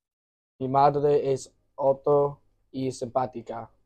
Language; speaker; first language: Spanish; non-native, learner; English